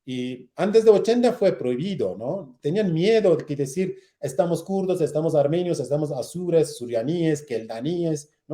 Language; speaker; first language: Spanish; non-native, learner; Kurdish